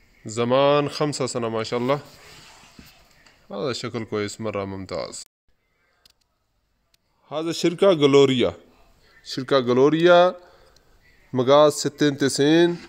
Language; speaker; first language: Arabic; non-native, learner; Urdu